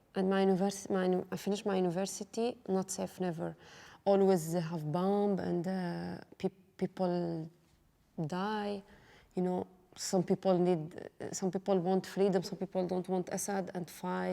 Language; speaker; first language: English; non-native, learner; Arabic